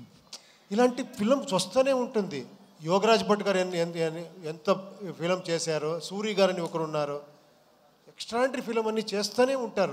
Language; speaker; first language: Telugu; non-native, local second language; Kannada